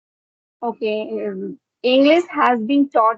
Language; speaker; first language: English; non-native, local second language; Hindi